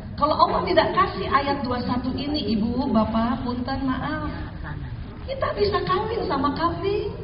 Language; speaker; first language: Indonesian; native; Indonesian